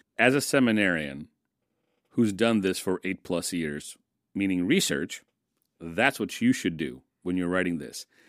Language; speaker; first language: English; early bilingual, other home language; Russian